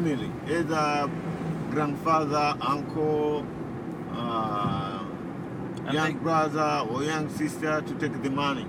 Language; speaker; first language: English; non-native, local second language; Swahili